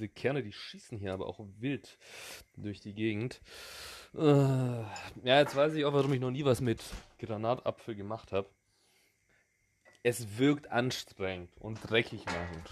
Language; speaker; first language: German; native; German